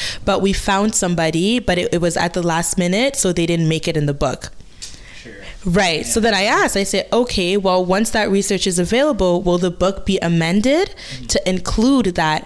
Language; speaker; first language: English; non-native, fluent; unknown